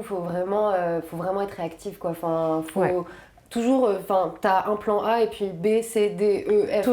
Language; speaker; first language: French; native; French